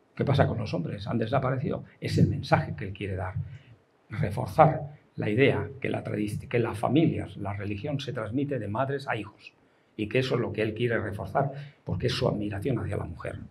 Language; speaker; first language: Spanish; native; Spanish